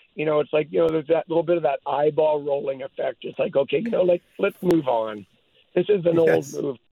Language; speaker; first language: English; native; English